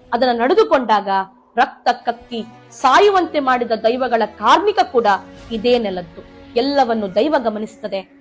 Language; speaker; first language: Kannada; non-native, local second language; Tulu